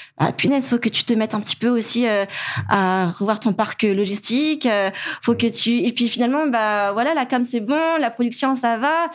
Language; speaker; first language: French; non-native, local second language; Malagasy